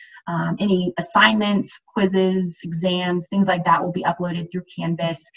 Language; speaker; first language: English; native; English